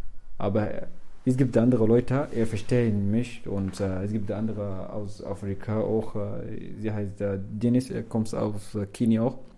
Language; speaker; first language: German; non-native, learner; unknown